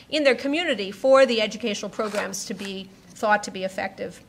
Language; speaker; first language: English; native; English